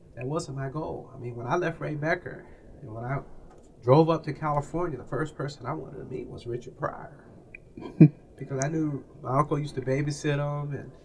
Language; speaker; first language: English; native; English